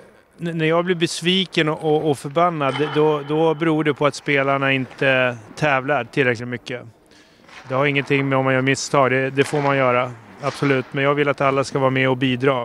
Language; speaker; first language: Swedish; native; Swedish